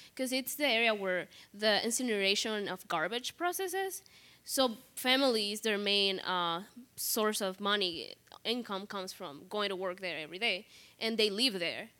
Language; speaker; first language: English; non-native, fluent; Spanish